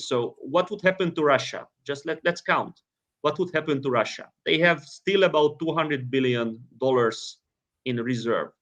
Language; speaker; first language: English; non-native, fluent; Hungarian